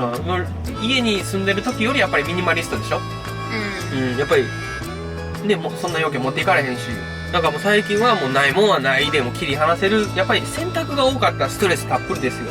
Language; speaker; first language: Japanese; native; Japanese